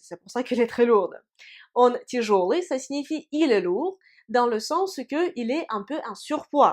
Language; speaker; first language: French; non-native, fluent; Russian